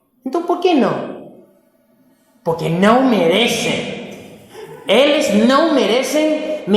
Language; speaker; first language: Portuguese; non-native, fluent; Spanish